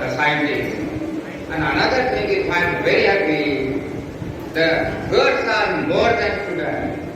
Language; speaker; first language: English; non-native, local second language; Marathi